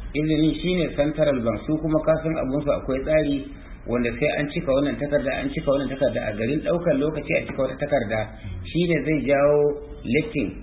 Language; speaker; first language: Hausa; native; Hausa